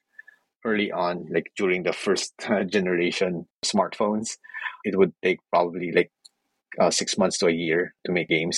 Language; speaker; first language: English; non-native, local second language; Filipino